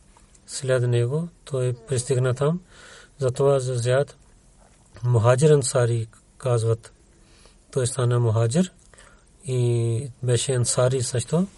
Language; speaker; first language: Bulgarian; non-native, learner; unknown